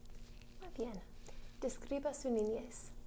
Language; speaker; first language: Spanish; non-native, learner; English